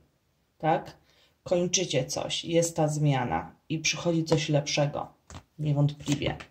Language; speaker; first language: Polish; native; Polish